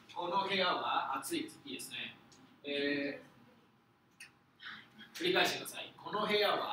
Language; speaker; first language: Japanese; non-native, fluent; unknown